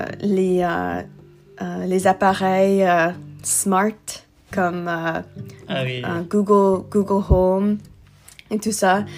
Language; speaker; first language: French; non-native, learner; English